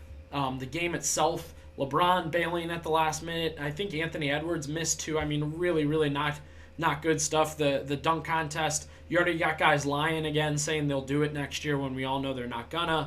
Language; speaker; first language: English; native; English